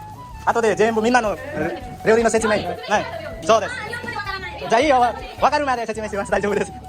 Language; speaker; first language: Japanese; non-native, learner; Nepali